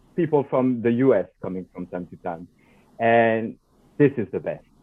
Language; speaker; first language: English; non-native, fluent; French